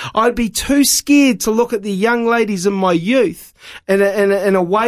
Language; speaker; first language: English; native; English